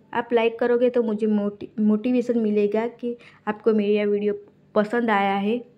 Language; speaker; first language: Hindi; non-native, local second language; Gujarati